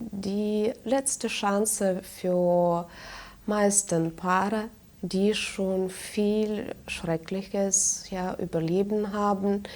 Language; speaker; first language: German; non-native, fluent; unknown